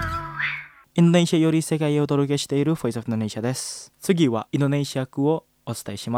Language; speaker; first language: Japanese; non-native, fluent; Indonesian